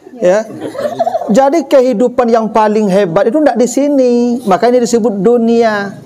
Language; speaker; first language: Malay; non-native, local second language; Minangkabau